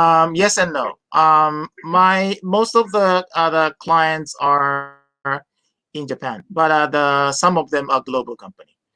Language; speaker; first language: English; non-native, fluent; Japanese